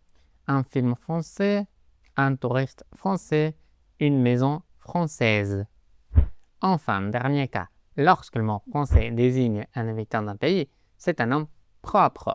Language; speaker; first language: French; non-native, fluent; Spanish